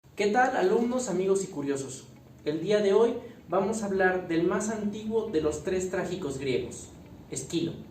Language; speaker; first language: Spanish; native; Spanish